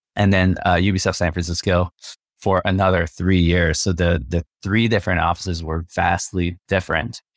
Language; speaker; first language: English; non-native, fluent; French